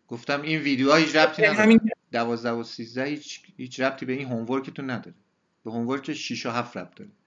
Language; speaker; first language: Persian; native; Persian